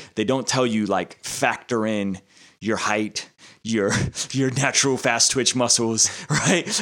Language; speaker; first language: English; early bilingual, other home language; Russian